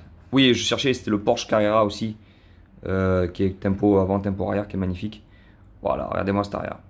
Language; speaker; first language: French; native; French